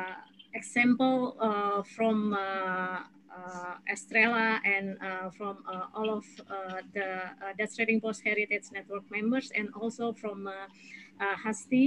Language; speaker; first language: English; non-native, fluent; Indonesian